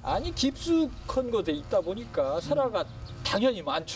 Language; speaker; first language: Korean; native; Korean